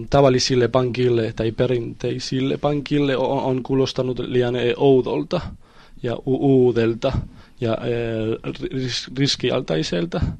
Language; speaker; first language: Finnish; non-native, learner; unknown